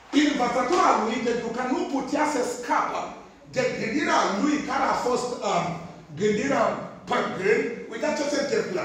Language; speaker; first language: Romanian; non-native, fluent; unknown